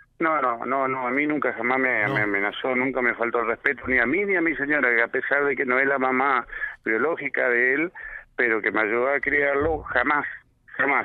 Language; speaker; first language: Spanish; native; Spanish